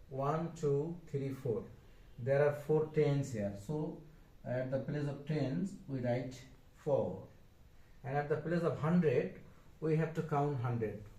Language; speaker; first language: English; non-native, local second language; Bangla